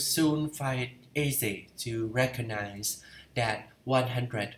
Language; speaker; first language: English; non-native, fluent; Vietnamese